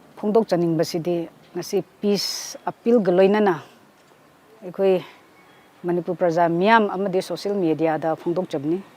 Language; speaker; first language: Manipuri; non-native, local second language; Rongmei Naga